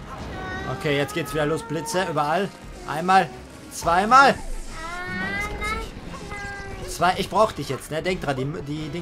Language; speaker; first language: German; native; German